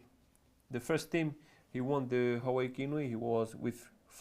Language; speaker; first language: English; non-native, learner; French